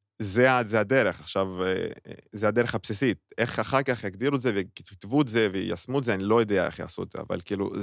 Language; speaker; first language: Hebrew; non-native, local second language; Arabic